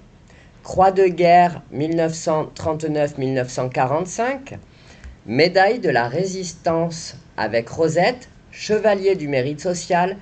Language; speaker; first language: French; native; French